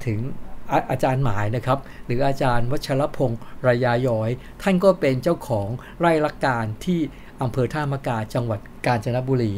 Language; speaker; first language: Thai; native; Thai